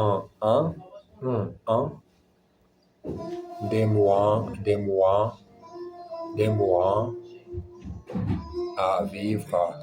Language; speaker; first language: French; non-native, learner; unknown